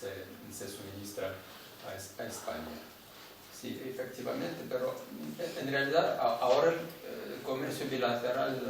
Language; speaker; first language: Spanish; non-native, fluent; Russian